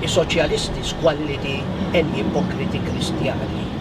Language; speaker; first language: Italian; non-native, fluent; Maltese